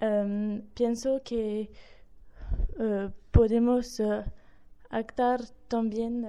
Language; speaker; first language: Spanish; non-native, learner; French